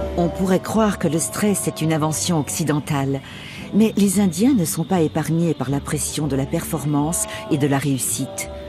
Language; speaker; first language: French; native; French